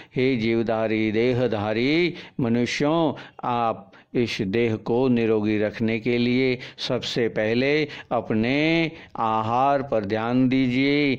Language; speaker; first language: Hindi; native; Hindi